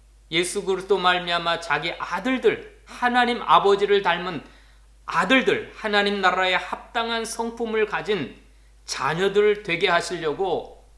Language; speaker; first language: Korean; native; Korean